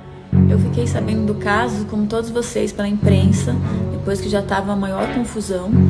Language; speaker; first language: Portuguese; native; Portuguese